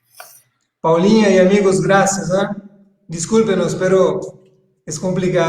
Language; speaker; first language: Spanish; non-native, fluent; Portuguese